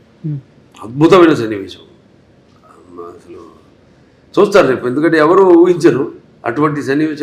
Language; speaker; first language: Telugu; native; Telugu